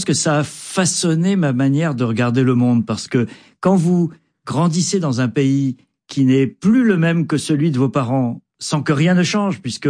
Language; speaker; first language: French; native; French